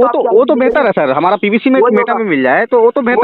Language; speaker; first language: Hindi; native; Hindi